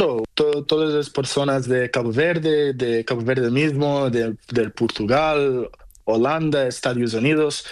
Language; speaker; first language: Spanish; non-native, learner; Portuguese